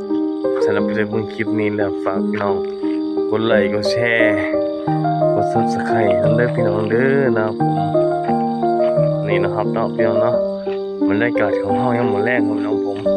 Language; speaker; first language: Thai; non-native, local second language; Northeastern Thai